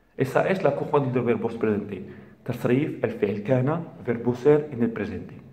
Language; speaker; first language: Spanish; non-native, fluent; Arabic